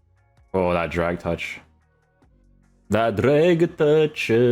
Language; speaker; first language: English; native; English